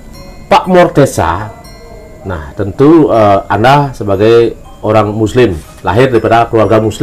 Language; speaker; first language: Indonesian; native; Indonesian